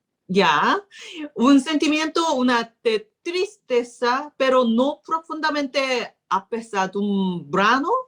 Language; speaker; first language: Spanish; non-native, learner; Korean